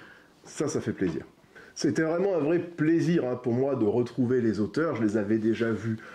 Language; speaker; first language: French; native; French